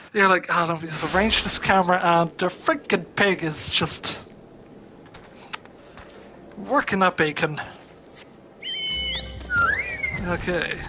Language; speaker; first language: English; native; English